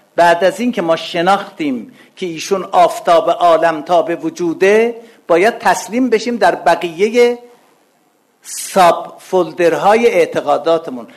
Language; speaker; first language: Persian; non-native, local second language; Azerbaijani